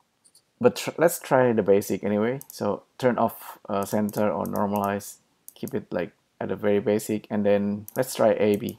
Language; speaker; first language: English; non-native, fluent; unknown